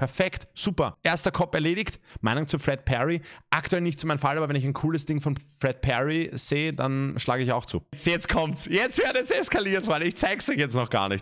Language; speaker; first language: German; native; German